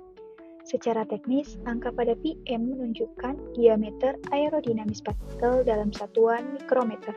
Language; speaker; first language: Indonesian; native; Indonesian